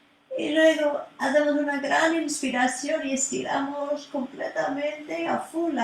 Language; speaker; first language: Spanish; non-native, fluent; English